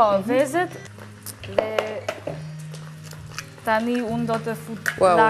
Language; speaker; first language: Albanian; non-native, learner; English